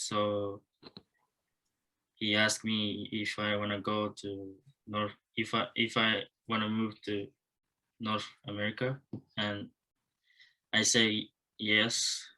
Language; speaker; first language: English; non-native, learner; Japanese